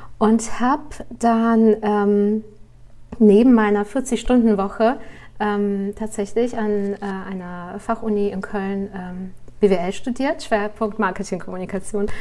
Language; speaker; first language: German; early bilingual, other home language; Russian